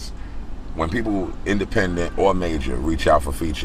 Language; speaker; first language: English; native; English